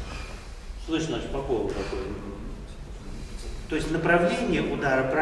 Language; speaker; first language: Russian; native; Russian